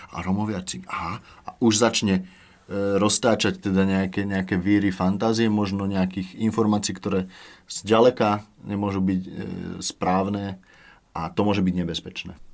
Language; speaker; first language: Slovak; native; Slovak